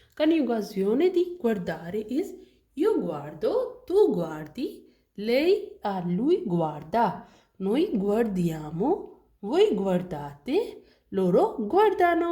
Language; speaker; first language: Italian; non-native, learner; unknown